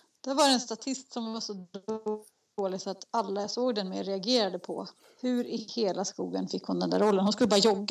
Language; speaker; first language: Swedish; native; Swedish